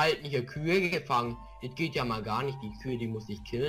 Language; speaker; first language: German; native; German